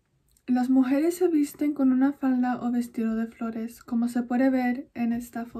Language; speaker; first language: Spanish; early bilingual, heritage; Spanish